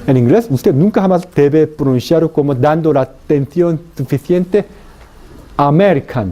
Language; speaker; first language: Spanish; non-native, fluent; Korean